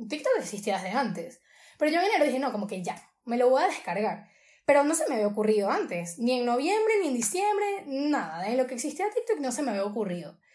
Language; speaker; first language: Spanish; native; Spanish